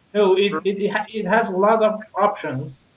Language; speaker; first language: English; non-native, learner; Persian